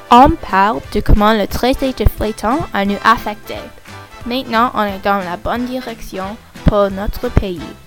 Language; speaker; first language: French; non-native, learner; English